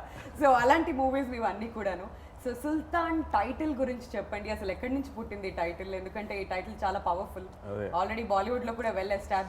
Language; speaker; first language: Telugu; native; Telugu